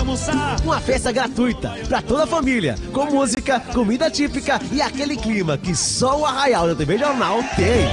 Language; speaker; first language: Portuguese; native; Portuguese